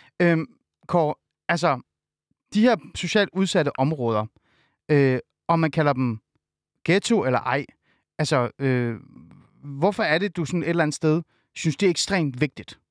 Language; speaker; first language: Danish; early bilingual, other home language; Persian